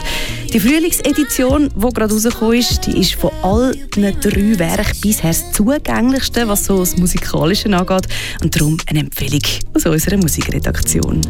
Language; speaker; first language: German; native; German